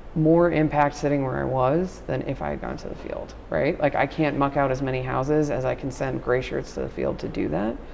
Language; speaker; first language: English; native; English